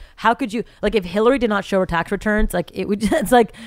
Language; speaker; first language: English; native; English